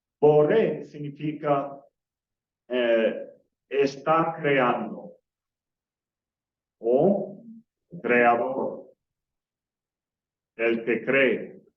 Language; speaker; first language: Spanish; non-native, fluent; English